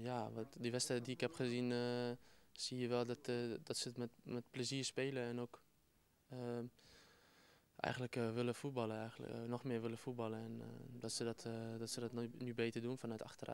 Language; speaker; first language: Dutch; native; Dutch